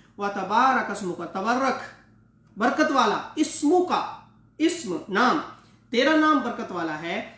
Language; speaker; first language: Urdu; non-native, local second language; Punjabi